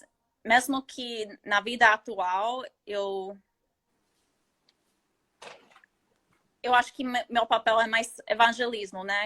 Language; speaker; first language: Portuguese; non-native, fluent; English